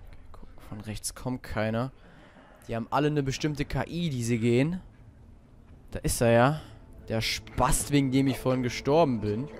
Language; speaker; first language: German; native; German